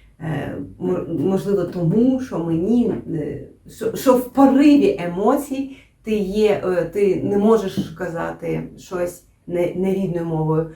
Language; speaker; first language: Ukrainian; non-native, local second language; Russian